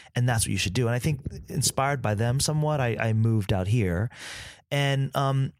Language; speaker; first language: English; early bilingual, other home language; Vietnamese